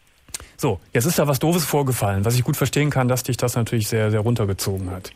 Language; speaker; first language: German; native; German